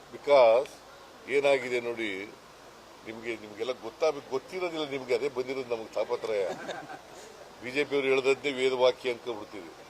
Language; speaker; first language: Kannada; native; Kannada